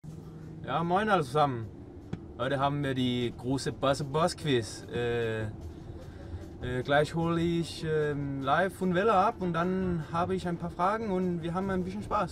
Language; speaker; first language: German; non-native, learner; Danish